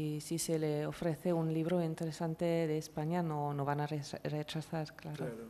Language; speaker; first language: Spanish; non-native, fluent; German